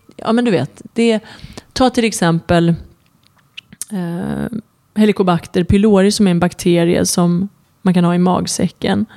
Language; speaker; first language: Swedish; early bilingual, other home language; Persian